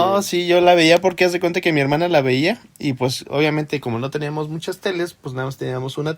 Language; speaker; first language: Spanish; native; Spanish